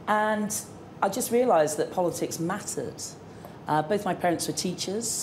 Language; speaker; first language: English; native; English